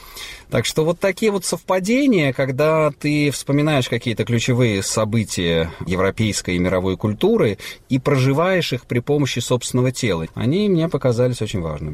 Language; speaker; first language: Russian; native; Russian